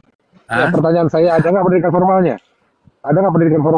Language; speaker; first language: Indonesian; native; Indonesian